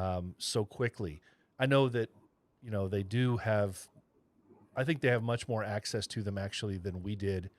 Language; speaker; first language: English; native; English